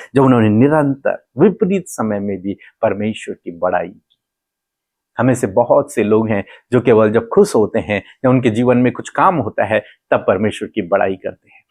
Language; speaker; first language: Hindi; native; Hindi